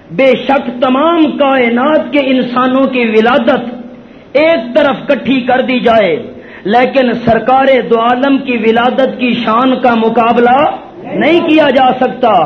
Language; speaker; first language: Urdu; non-native, local second language; Punjabi